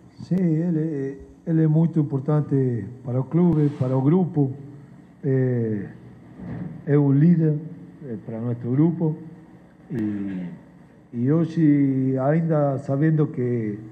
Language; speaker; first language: Portuguese; non-native, learner; Spanish